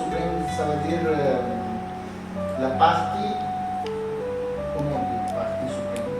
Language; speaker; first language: French; non-native, learner; Hindi